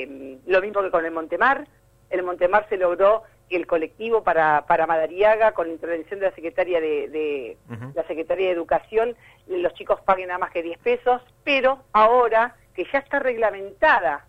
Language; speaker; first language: Spanish; native; Spanish